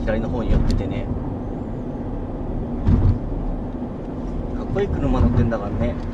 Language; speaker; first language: Japanese; native; Japanese